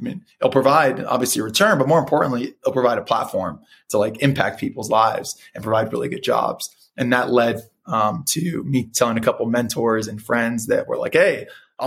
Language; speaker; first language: English; early bilingual, other home language; Spanish